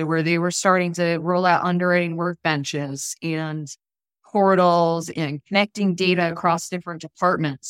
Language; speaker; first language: English; native; English